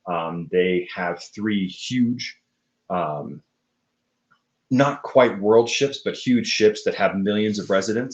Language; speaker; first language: English; native; English